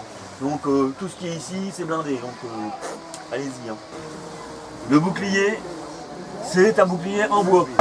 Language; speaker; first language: French; native; French